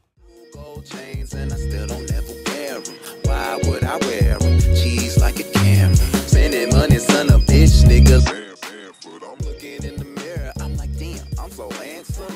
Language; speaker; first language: English; native; English